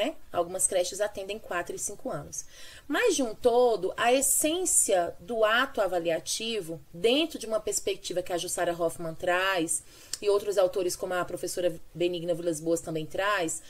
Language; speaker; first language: Portuguese; native; Portuguese